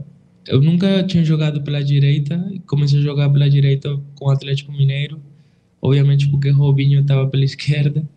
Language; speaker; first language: Portuguese; non-native, fluent; Spanish